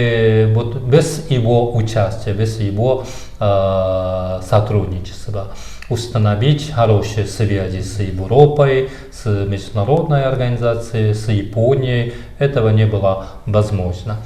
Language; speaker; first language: Russian; non-native, fluent; Japanese